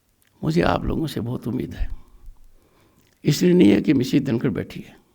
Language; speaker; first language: Hindi; native; Hindi